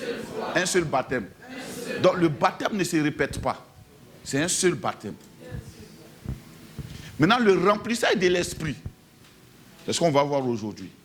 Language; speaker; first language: French; native; French